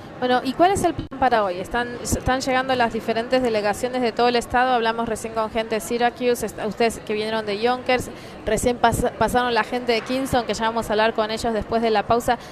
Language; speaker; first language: Spanish; native; Spanish